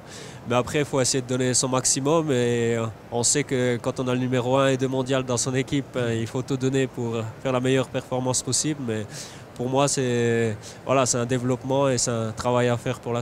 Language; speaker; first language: French; native; French